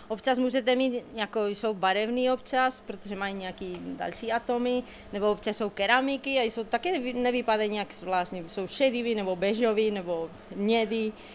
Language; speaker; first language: Czech; non-native, fluent; Spanish